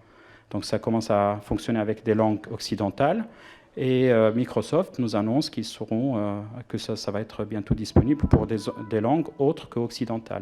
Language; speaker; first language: French; non-native, local second language; Arabic